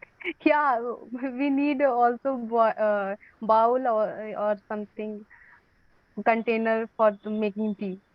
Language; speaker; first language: English; non-native, learner; Hindi